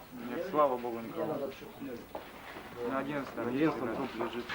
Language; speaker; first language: Russian; native; Russian